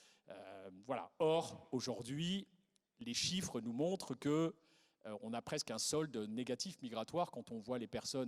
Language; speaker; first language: French; native; French